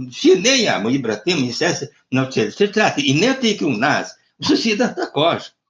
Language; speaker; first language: Ukrainian; early bilingual, heritage; Ukrainian